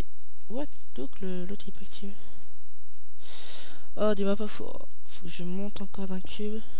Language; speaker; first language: French; native; French